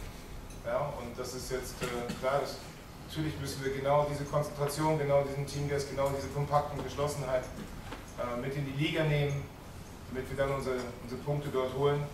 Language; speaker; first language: German; native; German